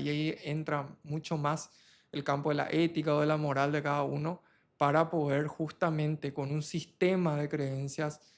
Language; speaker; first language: Spanish; native; Spanish